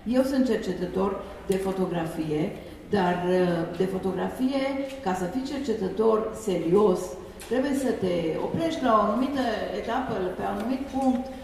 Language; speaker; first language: Romanian; early bilingual, heritage; Romanian